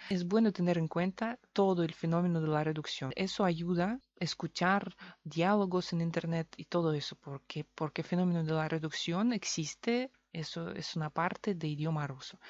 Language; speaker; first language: Spanish; non-native, fluent; Russian